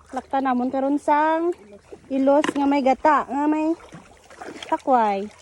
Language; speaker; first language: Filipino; non-native, local second language; Hiligaynon